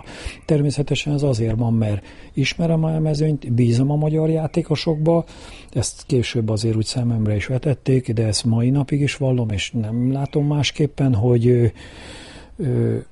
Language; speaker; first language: Hungarian; native; Hungarian